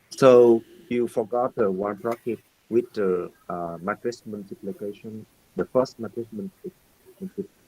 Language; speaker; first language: English; non-native, fluent; Vietnamese